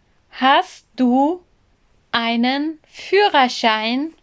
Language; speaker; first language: German; non-native, fluent; Urdu